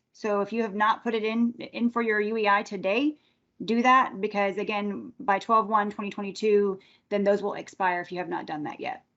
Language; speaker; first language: English; native; English